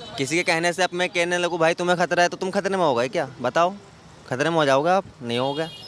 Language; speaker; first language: Hindi; native; Hindi